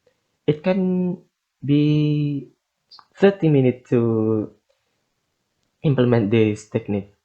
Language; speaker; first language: English; non-native, learner; Indonesian